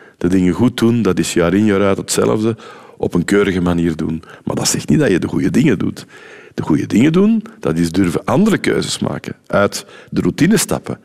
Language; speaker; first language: Dutch; native; Dutch